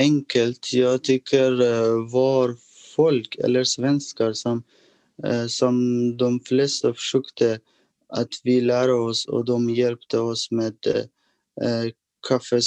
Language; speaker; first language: Swedish; non-native, fluent; Persian